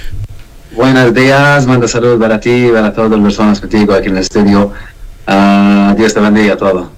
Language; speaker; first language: Spanish; non-native, learner; Arabic